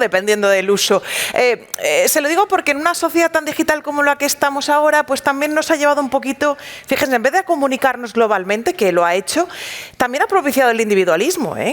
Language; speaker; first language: Spanish; native; Spanish